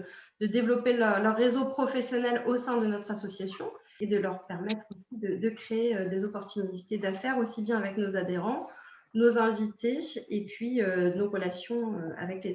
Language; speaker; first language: French; native; French